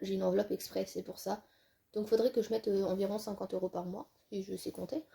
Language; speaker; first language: French; native; French